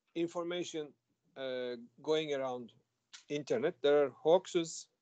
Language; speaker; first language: English; non-native, fluent; Turkish